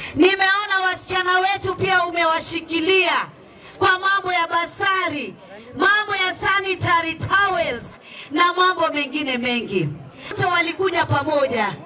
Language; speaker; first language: Swahili; non-native, local second language; Gusii